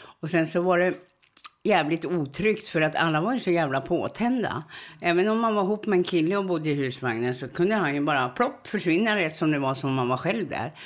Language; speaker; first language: Swedish; native; Swedish